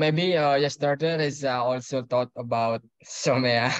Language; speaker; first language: English; non-native, learner; Indonesian